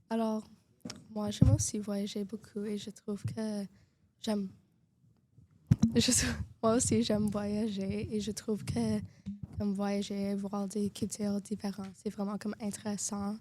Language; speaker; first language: French; non-native, local second language; English